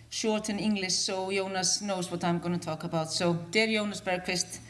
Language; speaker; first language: English; non-native, fluent; Icelandic